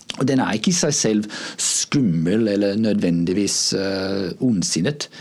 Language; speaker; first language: Norwegian; non-native, fluent; English